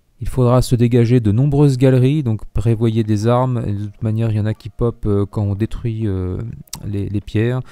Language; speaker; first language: French; native; French